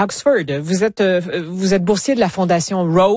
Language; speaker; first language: French; native; French